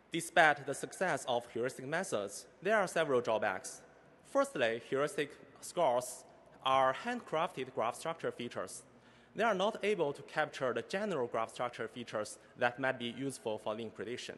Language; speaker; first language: English; non-native, fluent; Chinese